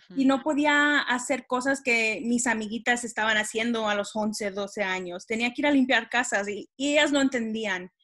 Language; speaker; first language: Spanish; early bilingual, heritage; Spanish